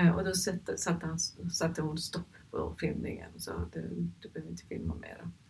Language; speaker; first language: Swedish; non-native, fluent; Persian